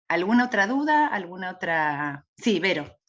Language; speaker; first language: Spanish; native; Spanish